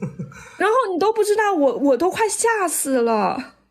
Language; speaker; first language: Chinese; native; Chinese